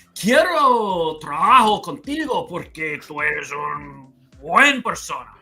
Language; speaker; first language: Spanish; non-native, learner; English